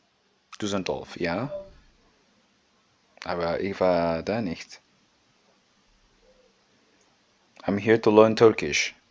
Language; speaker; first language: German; non-native, learner; English